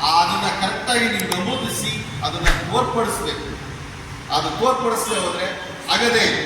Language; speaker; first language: Kannada; non-native, local second language; Marathi